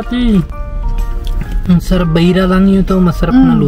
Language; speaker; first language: Filipino; non-native, learner; Hindi